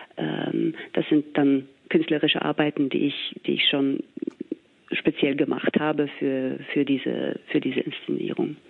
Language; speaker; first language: German; non-native, fluent; English